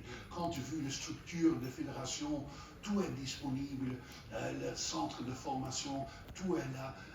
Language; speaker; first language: French; non-native, fluent; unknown